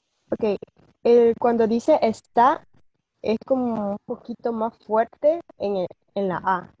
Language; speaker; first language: Spanish; non-native, learner; English